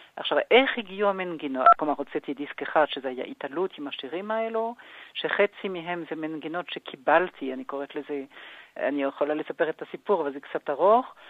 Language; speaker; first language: Hebrew; non-native, fluent; French